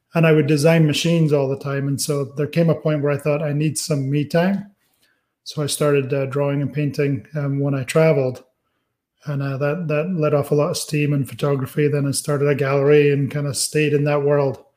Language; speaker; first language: English; native; English